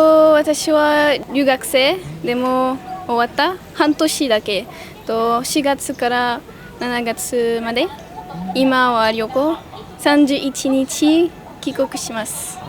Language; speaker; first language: Japanese; non-native, learner; French